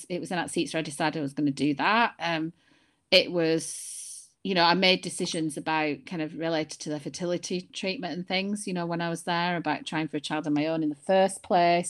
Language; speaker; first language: English; native; English